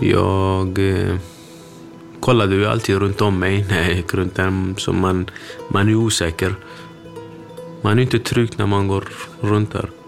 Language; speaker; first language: Swedish; early bilingual, other home language; Kurdish